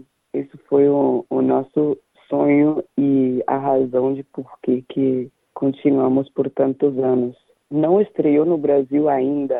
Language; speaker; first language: Portuguese; non-native, fluent; Danish